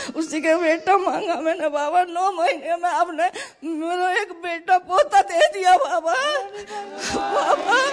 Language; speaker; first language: Hindi; native; Hindi